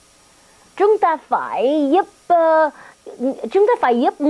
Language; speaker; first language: Vietnamese; non-native, learner; English